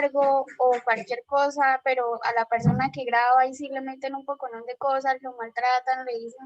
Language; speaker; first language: Spanish; native; Spanish